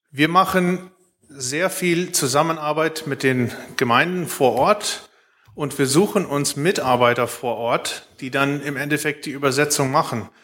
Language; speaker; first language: German; early bilingual, heritage; Plautdietsch